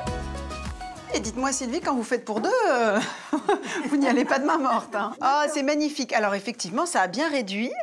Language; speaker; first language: French; native; French